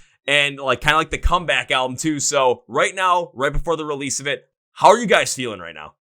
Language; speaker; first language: English; native; English